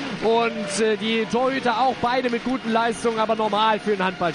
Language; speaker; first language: German; native; German